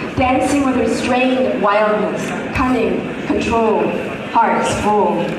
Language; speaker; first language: English; early bilingual, other home language; Vietnamese